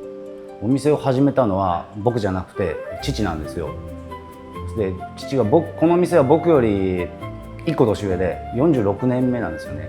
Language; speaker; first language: Japanese; native; Japanese